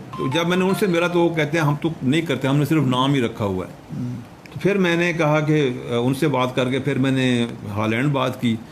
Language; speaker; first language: Urdu; non-native, local second language; Punjabi